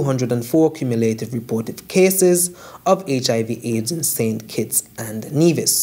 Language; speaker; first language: English; native; English